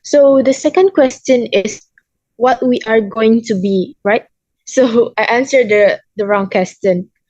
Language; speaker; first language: English; non-native, learner; Indonesian